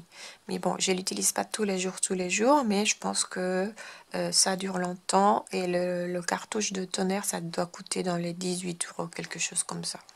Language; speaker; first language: French; non-native, fluent; Spanish